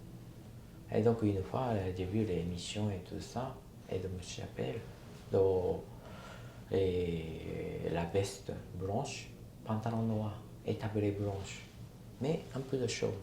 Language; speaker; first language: French; non-native, learner; Japanese